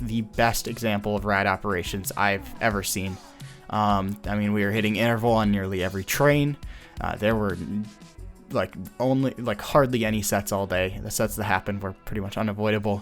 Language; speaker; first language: English; native; English